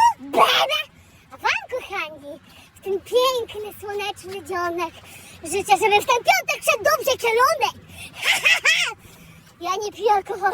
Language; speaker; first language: Polish; native; Polish